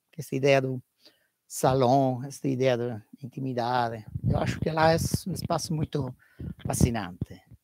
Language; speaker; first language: Portuguese; non-native, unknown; Italian